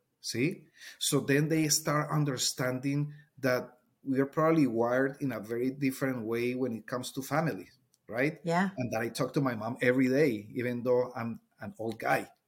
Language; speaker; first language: English; non-native, fluent; Spanish